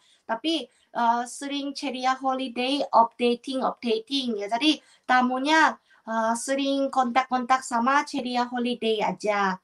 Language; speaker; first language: Indonesian; non-native, fluent; Korean